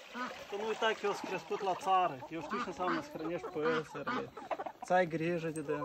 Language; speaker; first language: Romanian; native; Romanian